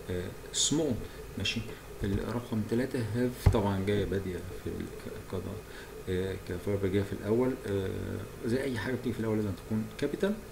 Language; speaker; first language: Arabic; native; Arabic